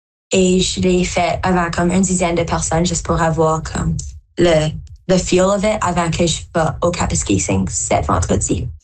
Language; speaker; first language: French; non-native, local second language; English